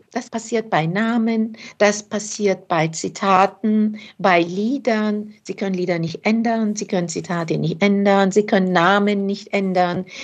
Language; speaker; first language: German; early bilingual, other home language; Turkish